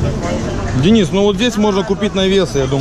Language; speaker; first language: Russian; native; Russian